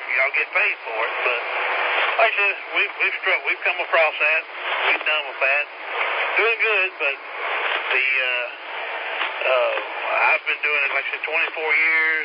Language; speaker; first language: English; native; English